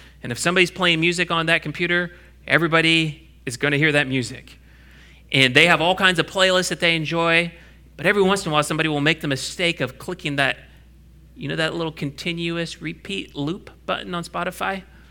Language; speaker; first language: English; native; English